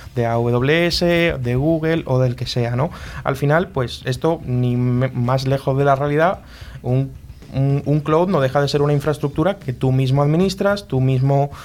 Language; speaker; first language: Spanish; native; Spanish